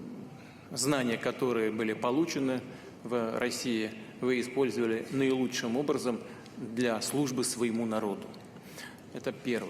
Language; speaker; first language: Russian; native; Russian